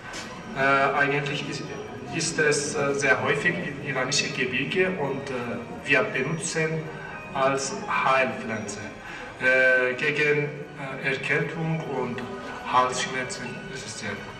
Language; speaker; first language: German; non-native, fluent; Persian